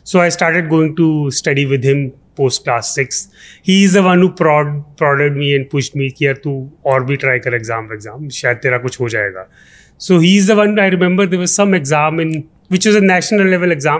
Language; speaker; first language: English; non-native, local second language; Punjabi